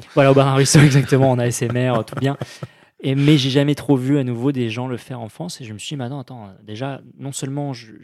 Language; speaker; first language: French; native; French